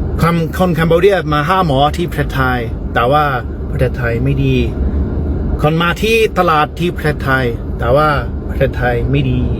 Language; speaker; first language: Thai; non-native, learner; English